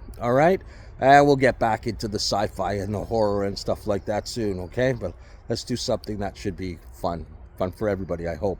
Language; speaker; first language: English; native; English